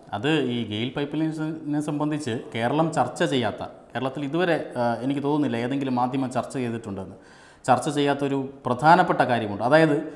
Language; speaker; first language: Malayalam; native; Malayalam